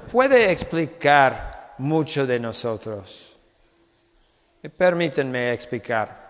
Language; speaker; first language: Spanish; non-native, fluent; English